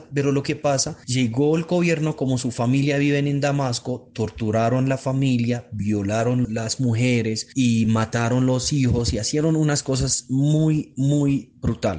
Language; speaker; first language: Spanish; non-native, fluent; Arabic